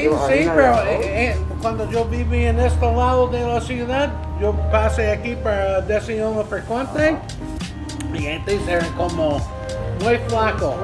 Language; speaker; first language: Spanish; non-native, learner; English